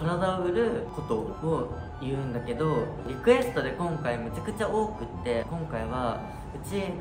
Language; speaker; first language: Japanese; native; Japanese